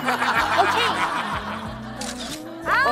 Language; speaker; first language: Korean; non-native, learner; Japanese